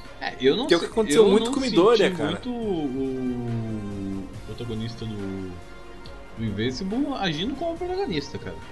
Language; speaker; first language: Portuguese; native; Portuguese